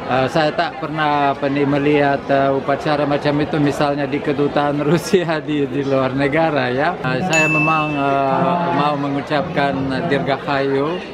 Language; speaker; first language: Indonesian; non-native, fluent; Russian